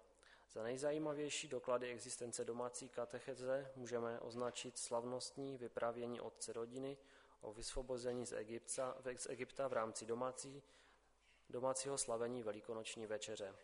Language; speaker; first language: Czech; native; Czech